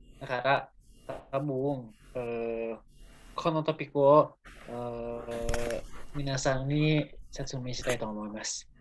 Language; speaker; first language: Japanese; non-native, learner; Indonesian